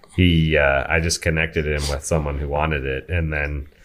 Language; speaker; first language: English; native; English